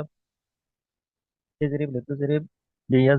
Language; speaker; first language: Arabic; non-native, learner; Urdu